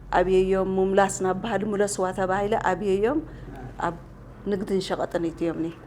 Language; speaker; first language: Tigrinya; non-native, local second language; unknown